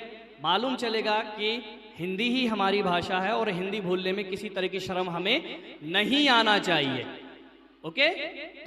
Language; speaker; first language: Hindi; native; Hindi